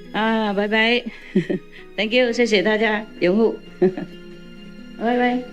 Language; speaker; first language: Chinese; non-native, fluent; Vietnamese